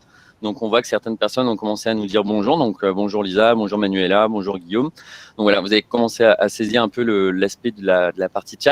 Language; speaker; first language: French; native; French